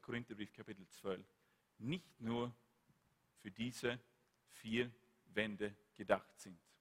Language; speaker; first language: German; non-native, fluent; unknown